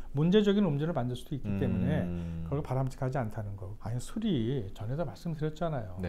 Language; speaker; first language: Korean; native; Korean